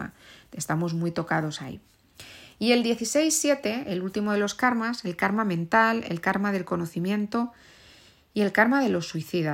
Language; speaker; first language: Spanish; native; Spanish